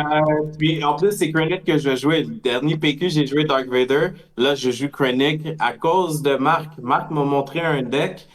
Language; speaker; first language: French; native; French